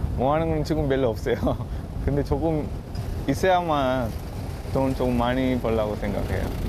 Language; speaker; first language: Korean; non-native, fluent; Sinhala